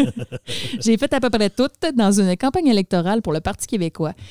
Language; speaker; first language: French; native; French